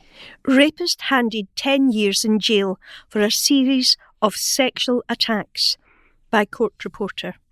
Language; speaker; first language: English; native; English